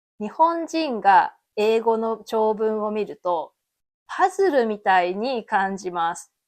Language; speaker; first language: Japanese; native; Japanese